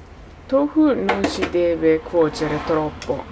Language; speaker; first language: Italian; non-native, learner; Japanese